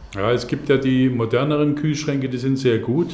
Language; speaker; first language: German; native; German